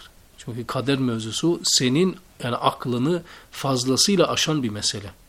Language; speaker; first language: Turkish; native; Turkish